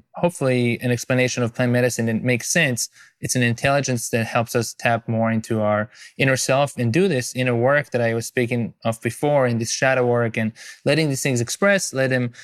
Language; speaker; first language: English; non-native, fluent; Hebrew